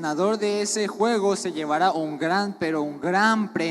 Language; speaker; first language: Spanish; native; Spanish